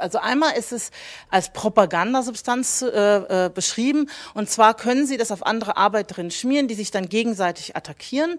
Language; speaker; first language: German; native; German